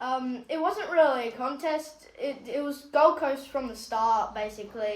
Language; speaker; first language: English; native; English